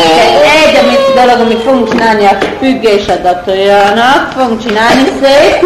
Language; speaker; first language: Hungarian; non-native, learner; Hebrew